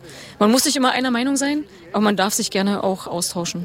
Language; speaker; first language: German; native; German